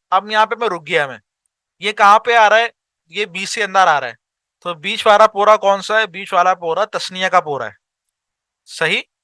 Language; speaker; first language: Urdu; native; Urdu